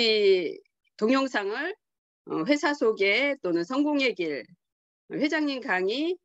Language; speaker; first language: Korean; native; Korean